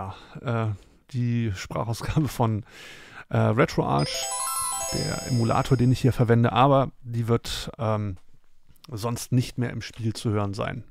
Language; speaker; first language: German; native; German